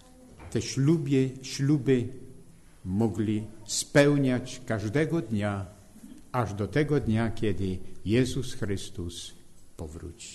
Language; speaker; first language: Polish; native; Polish